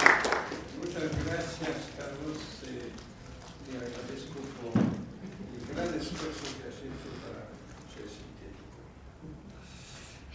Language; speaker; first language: Spanish; non-native, fluent; French